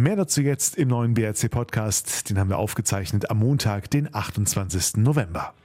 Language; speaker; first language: German; native; German